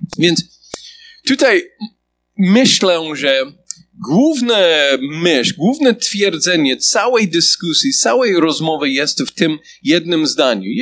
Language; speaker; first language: Polish; non-native, fluent; English